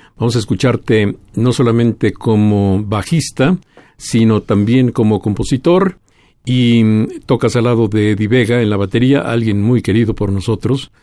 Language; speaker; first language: Spanish; native; Spanish